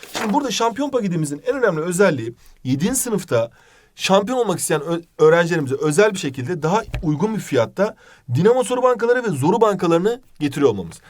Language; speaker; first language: Turkish; native; Turkish